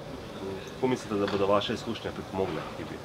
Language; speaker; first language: Slovenian; native; Slovenian